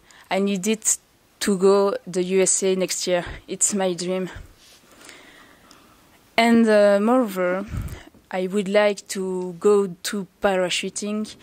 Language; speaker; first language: English; non-native, learner; French